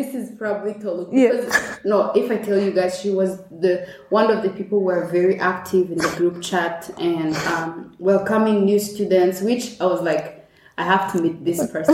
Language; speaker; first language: English; non-native, local second language; Kinyarwanda